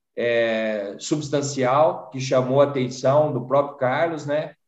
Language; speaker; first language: Portuguese; native; Portuguese